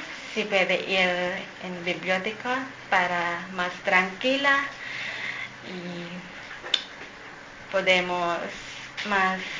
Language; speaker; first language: Spanish; non-native, learner; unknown